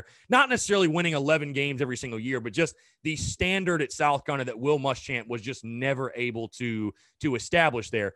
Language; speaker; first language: English; native; English